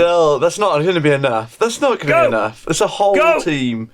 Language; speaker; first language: English; native; English